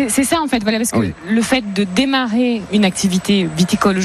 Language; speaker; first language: French; native; French